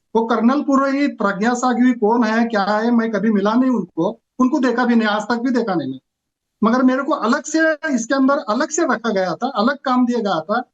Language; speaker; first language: Hindi; non-native, local second language; Marathi